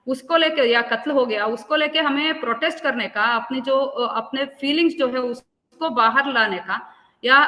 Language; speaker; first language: Hindi; non-native, local second language; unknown